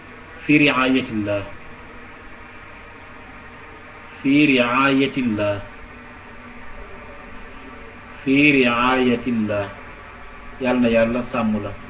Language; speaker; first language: Arabic; non-native, fluent; Wolof